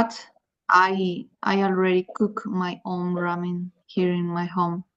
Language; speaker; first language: English; non-native, learner; Spanish